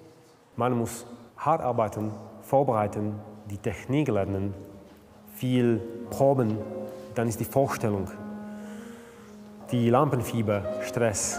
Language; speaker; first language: German; non-native, fluent; Slovak